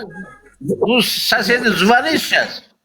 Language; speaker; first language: Russian; non-native, learner; Uzbek